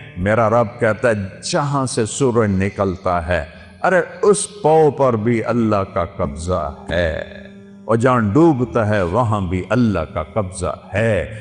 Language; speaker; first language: Urdu; non-native, local second language; Punjabi